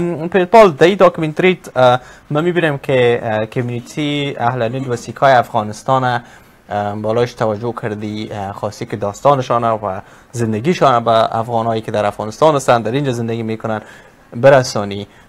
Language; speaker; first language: Persian; native; Persian